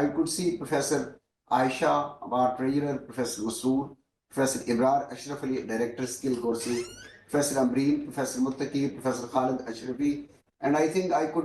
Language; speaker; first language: English; non-native, local second language; Urdu